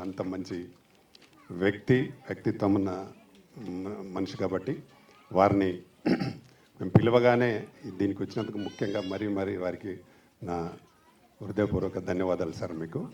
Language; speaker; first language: Telugu; native; Telugu